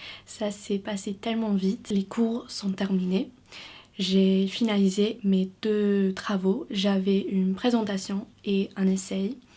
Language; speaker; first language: French; non-native, fluent; English